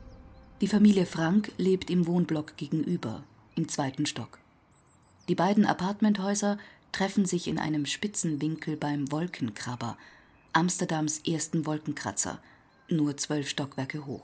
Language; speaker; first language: German; native; German